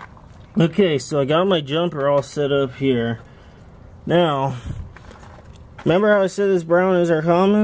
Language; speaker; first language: English; native; English